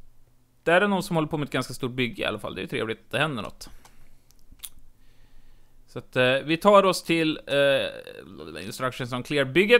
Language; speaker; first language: Swedish; native; Swedish